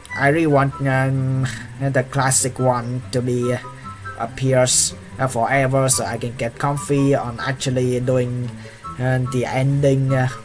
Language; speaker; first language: English; non-native, learner; Vietnamese